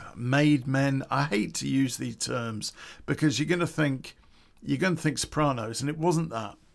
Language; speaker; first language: English; native; English